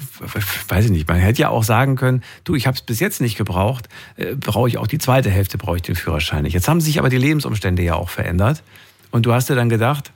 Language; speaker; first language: German; native; German